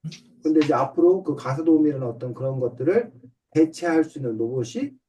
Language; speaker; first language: Korean; native; Korean